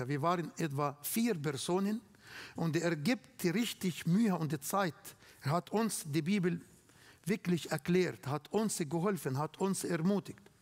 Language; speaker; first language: German; non-native, fluent; Arabic